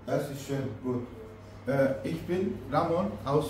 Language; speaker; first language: German; non-native, learner; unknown